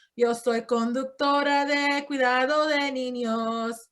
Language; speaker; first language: Spanish; early bilingual, heritage; Spanish